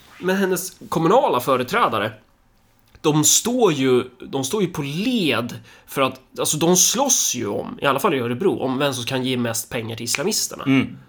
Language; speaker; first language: Swedish; early bilingual, other home language; Somali